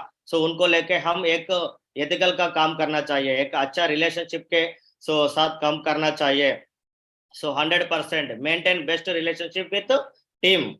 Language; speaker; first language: Hindi; non-native, local second language; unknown